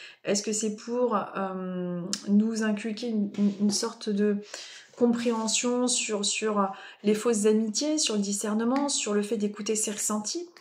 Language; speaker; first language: French; native; French